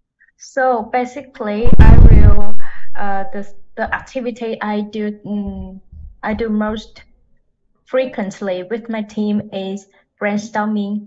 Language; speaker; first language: English; non-native, learner; Vietnamese